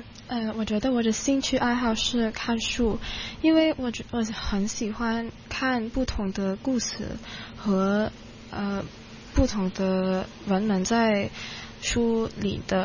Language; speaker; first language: Chinese; non-native, local second language; Cantonese